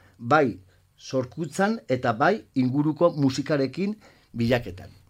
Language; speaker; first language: Basque; non-native, local second language; Spanish